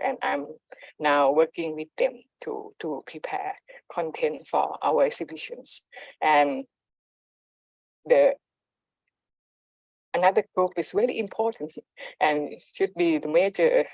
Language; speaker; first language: English; non-native, fluent; Thai